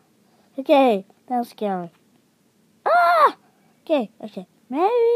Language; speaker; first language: English; native; English